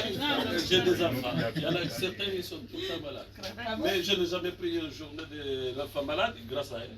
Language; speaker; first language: French; non-native, local second language; Comorian